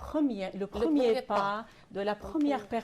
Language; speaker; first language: French; non-native, fluent; Arabic